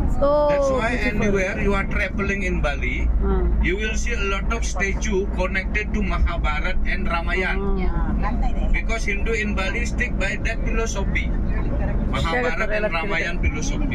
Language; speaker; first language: English; non-native, learner; Balinese